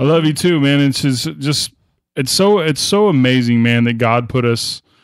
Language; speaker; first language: English; native; English